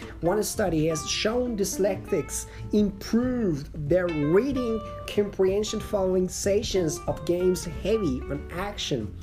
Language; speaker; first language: English; non-native, fluent; Persian